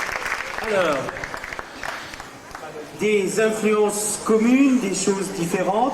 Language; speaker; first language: French; native; French